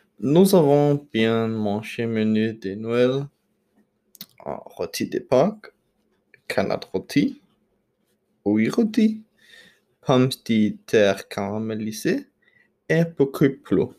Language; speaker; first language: French; non-native, learner; Danish